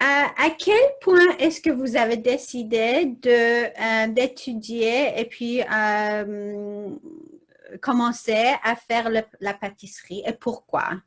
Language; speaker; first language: French; non-native, learner; English